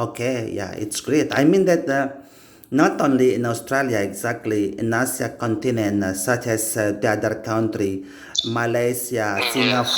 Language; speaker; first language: English; non-native, learner; Indonesian